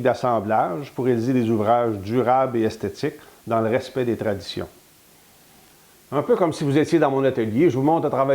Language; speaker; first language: French; native; French